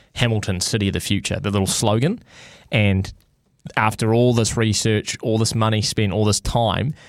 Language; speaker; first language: English; native; English